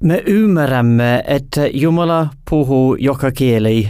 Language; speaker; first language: Finnish; non-native, fluent; English